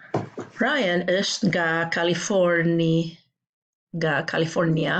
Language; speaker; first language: Albanian; non-native, learner; English